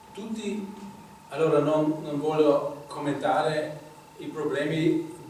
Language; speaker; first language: Italian; non-native, fluent; German